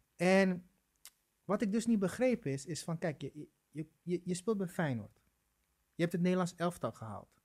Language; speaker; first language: Dutch; native; Dutch